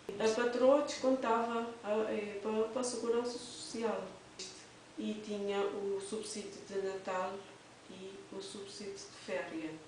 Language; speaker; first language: Portuguese; non-native, local second language; Kabuverdianu